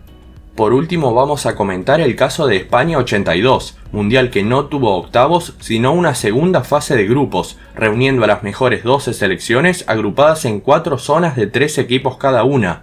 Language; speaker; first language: Spanish; native; Spanish